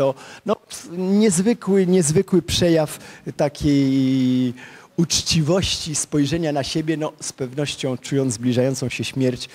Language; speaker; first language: Polish; native; Polish